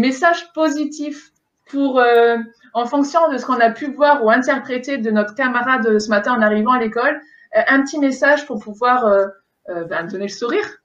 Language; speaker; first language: French; native; French